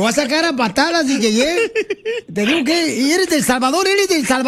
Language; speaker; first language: Spanish; native; Spanish